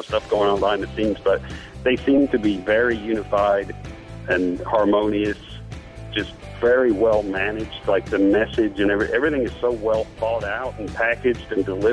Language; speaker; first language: English; native; English